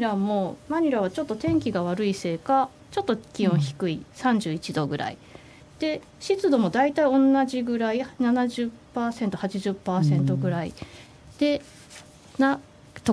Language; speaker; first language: Japanese; native; Japanese